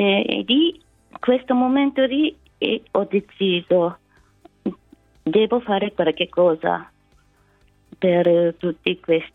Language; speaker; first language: Italian; non-native, fluent; Japanese